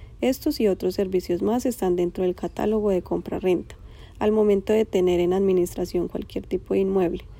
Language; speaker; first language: Spanish; native; Spanish